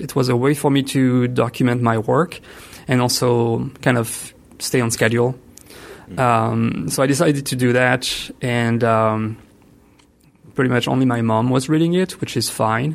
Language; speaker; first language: English; non-native, fluent; French